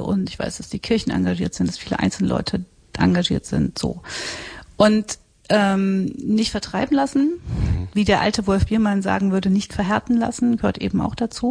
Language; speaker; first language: German; native; German